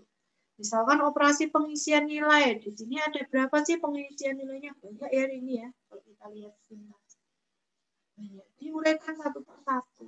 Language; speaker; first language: Indonesian; native; Indonesian